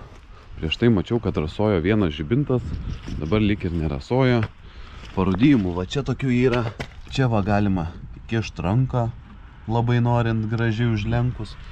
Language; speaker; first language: Lithuanian; native; Lithuanian